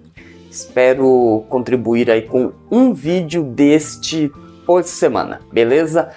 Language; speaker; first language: Portuguese; native; Portuguese